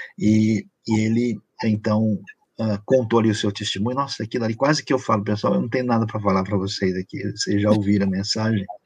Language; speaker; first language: Portuguese; native; Portuguese